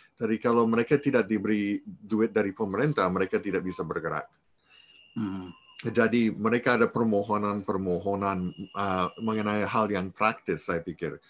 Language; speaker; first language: Indonesian; non-native, fluent; English